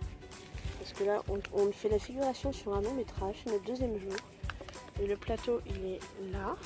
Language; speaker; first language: French; native; French